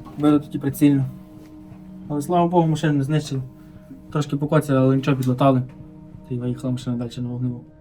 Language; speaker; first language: Ukrainian; native; Ukrainian